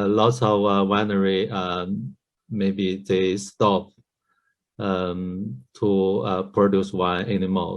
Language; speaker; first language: English; non-native, learner; Chinese